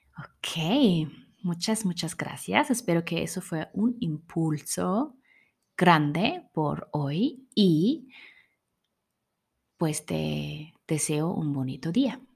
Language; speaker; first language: Spanish; non-native, learner; German